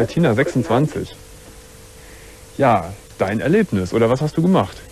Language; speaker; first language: German; native; German